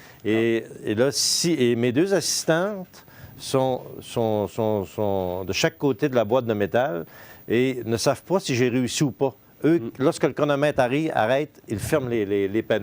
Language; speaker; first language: French; native; French